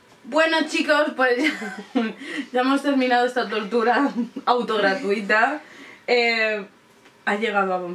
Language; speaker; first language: Spanish; native; Spanish